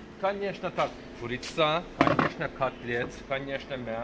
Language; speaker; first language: Russian; non-native, learner; Turkish